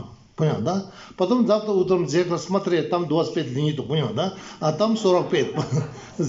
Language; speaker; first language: Russian; non-native, learner; Tibetan